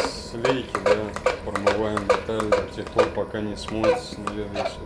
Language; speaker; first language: Russian; native; Russian